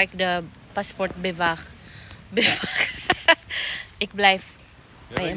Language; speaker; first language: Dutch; non-native, learner; Waray